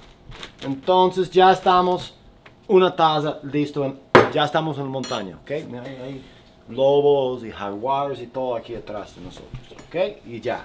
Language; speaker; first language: Spanish; non-native, learner; English